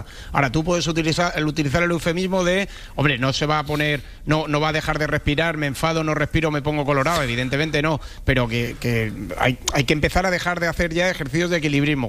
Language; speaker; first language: Spanish; native; Spanish